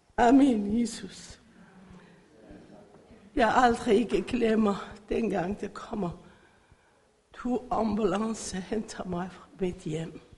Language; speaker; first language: Danish; non-native, learner; Persian